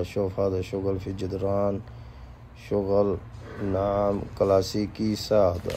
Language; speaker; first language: Arabic; non-native, learner; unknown